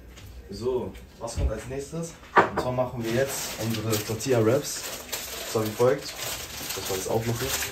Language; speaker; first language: German; native; German